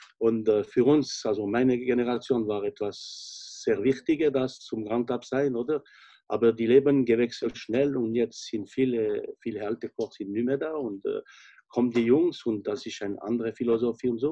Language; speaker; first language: German; non-native, fluent; French